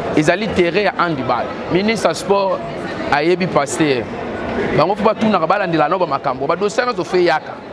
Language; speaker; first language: Lingala; native; Lingala